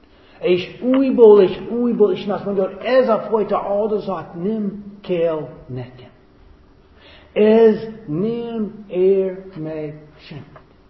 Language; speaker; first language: Hungarian; non-native, fluent; English